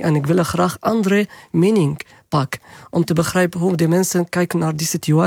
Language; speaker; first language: Dutch; non-native, learner; Arabic